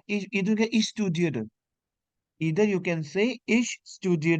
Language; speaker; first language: German; non-native, learner; Hindi